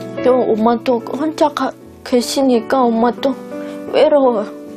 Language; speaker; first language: Korean; non-native, learner; Khmer